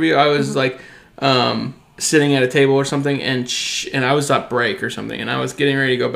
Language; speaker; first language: English; native; English